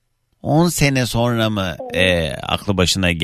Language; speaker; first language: Turkish; native; Turkish